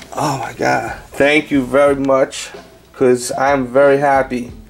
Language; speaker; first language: English; native; English